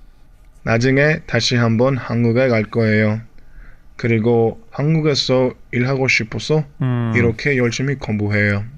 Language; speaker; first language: Korean; non-native, learner; Spanish